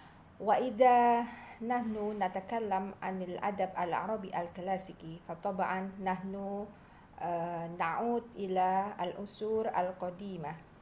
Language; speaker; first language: Arabic; non-native, fluent; Indonesian